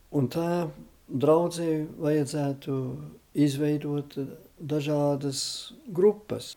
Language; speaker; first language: Latvian; early bilingual, heritage; Latvian